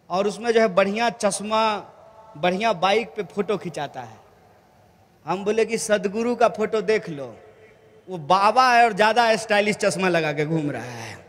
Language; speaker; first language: Hindi; native; Hindi